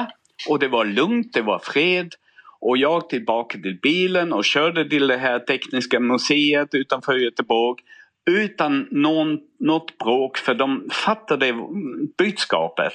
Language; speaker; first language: Swedish; non-native, fluent; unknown